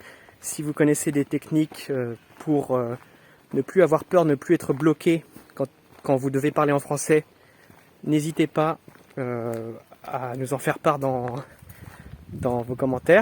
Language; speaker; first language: French; native; French